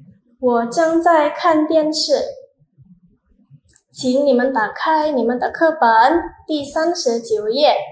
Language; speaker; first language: Chinese; non-native, fluent; Indonesian